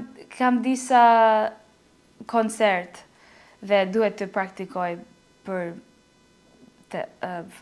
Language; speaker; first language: Albanian; non-native, learner; English